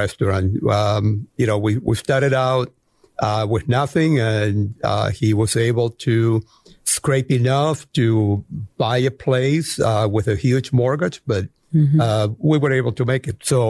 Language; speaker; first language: English; non-native, fluent; Spanish